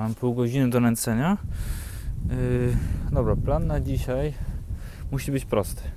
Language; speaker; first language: Polish; native; Polish